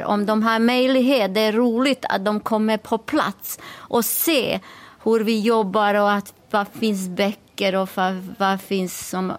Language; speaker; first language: Swedish; non-native, fluent; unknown